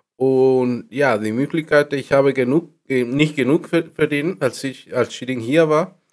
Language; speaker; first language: German; non-native, learner; Spanish